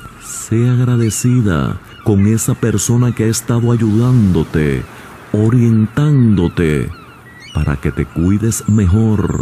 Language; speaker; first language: Spanish; native; Spanish